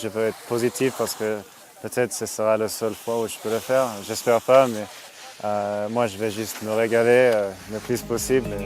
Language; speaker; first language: French; non-native, fluent; Hebrew